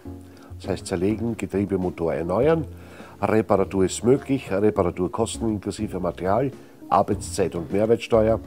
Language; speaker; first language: German; native; German